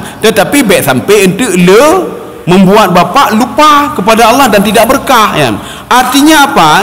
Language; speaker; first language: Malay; non-native, local second language; Achinese